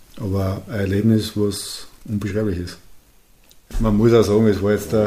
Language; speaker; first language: German; native; German